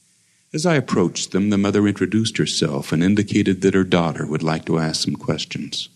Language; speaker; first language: English; native; English